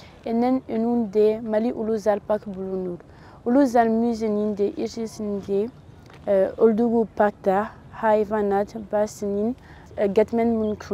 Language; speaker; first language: Turkish; non-native, learner; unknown